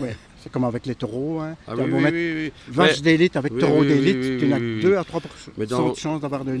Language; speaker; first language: French; native; French